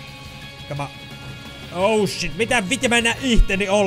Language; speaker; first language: Finnish; native; Finnish